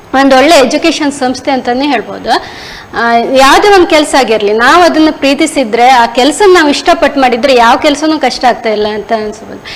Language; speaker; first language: Kannada; native; Kannada